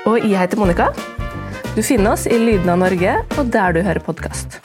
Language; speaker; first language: Norwegian; native; Norwegian